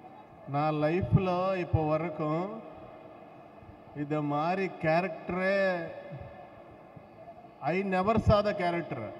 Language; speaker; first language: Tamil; non-native, learner; Telugu